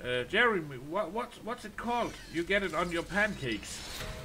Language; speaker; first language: English; non-native, fluent; Danish